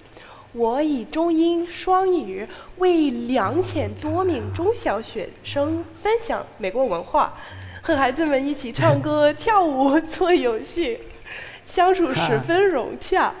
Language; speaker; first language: Chinese; non-native, fluent; English